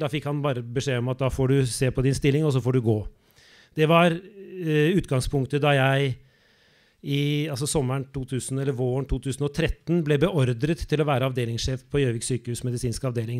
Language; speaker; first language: Norwegian; native; Norwegian